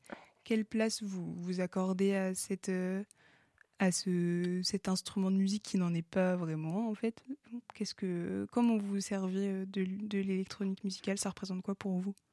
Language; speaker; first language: French; native; French